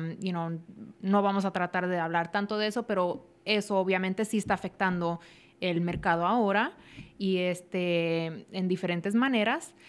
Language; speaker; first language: Spanish; early bilingual, heritage; Spanish